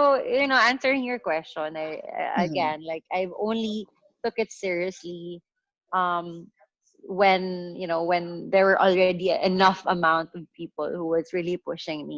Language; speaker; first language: English; non-native, local second language; Hiligaynon